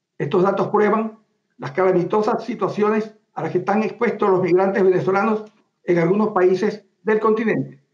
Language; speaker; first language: Spanish; native; Spanish